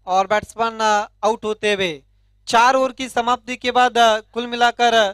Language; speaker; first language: Hindi; non-native, local second language; Marathi